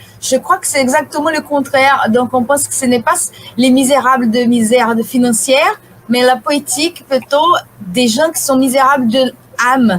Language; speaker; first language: French; non-native, fluent; Portuguese